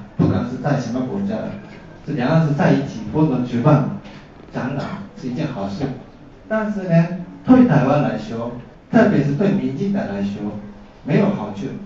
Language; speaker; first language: Chinese; non-native, fluent; Japanese